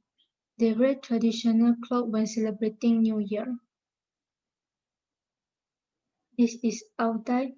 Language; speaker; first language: English; non-native, learner; Malay